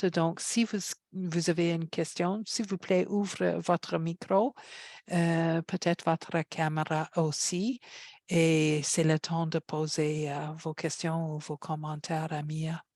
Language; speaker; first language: French; non-native, fluent; English